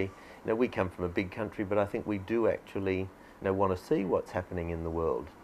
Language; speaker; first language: English; native; English